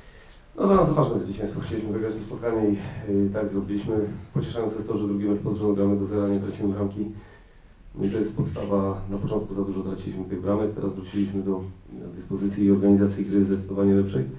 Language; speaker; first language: Polish; native; Polish